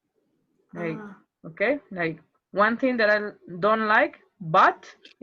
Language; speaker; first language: English; non-native, fluent; Spanish